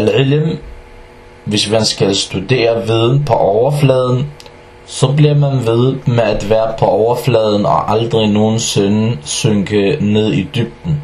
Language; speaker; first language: Danish; non-native, fluent; Arabic